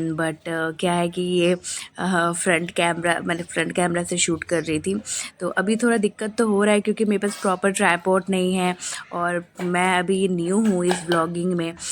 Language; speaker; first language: Hindi; non-native, local second language; Bangla